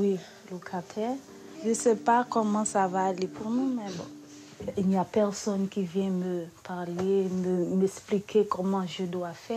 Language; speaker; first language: French; non-native, local second language; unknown